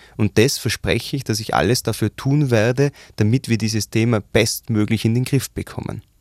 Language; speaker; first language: German; native; German